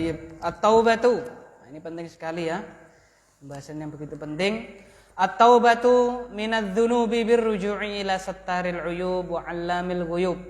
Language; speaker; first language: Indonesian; native; Indonesian